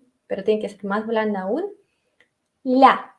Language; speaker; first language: Spanish; non-native, fluent; Russian